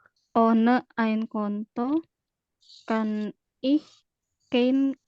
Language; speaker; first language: German; non-native, learner; Indonesian